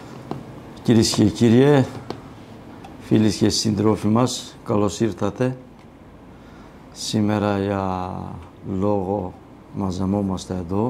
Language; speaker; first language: Greek; non-native, learner; Kurdish